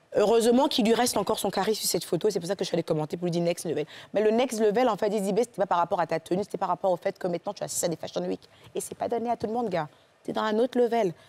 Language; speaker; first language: French; native; French